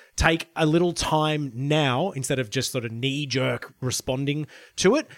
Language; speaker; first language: English; native; English